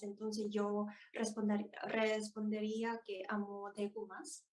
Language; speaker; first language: Spanish; non-native, fluent; Korean